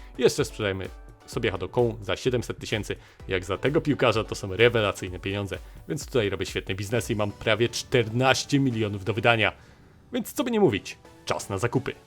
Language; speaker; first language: Polish; native; Polish